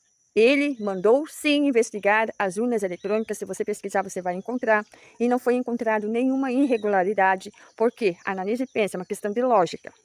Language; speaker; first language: Portuguese; native; Portuguese